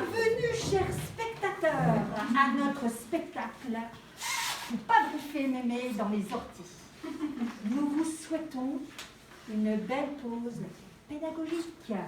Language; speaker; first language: French; native; French